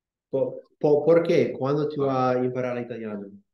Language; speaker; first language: Spanish; non-native, learner; English